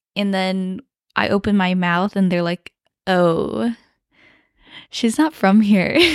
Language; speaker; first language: English; early bilingual, other home language; Chinese